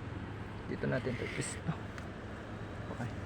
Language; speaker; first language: Filipino; native; Filipino